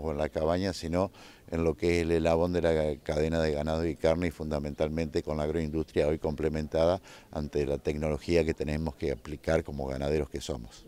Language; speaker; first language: Spanish; native; Spanish